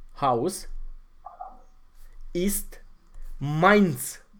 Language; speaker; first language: German; non-native, fluent; Romanian